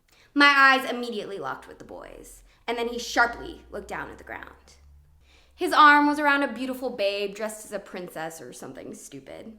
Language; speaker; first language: English; native; English